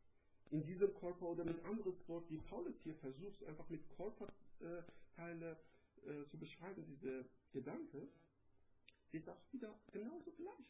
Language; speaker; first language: German; non-native, learner; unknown